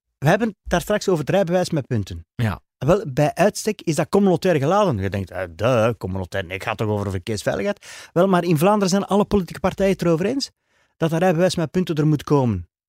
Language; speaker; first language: Dutch; native; Dutch